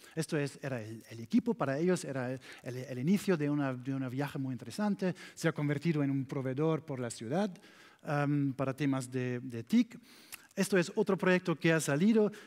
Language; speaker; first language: Spanish; non-native, learner; German